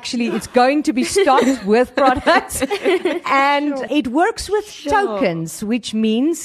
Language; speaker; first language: English; non-native, local second language; Afrikaans